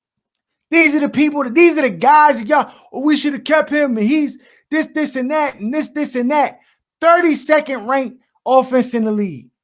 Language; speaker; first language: English; native; English